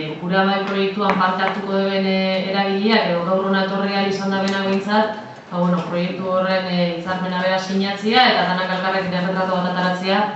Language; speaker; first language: Basque; native; Basque